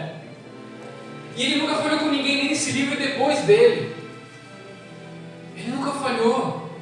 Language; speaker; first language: Portuguese; native; Portuguese